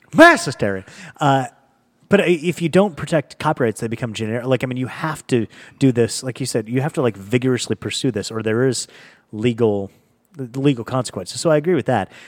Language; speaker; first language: English; native; English